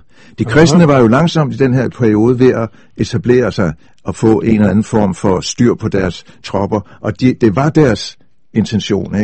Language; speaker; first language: Danish; native; Danish